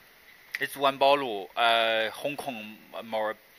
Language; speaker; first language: English; non-native, learner; Chinese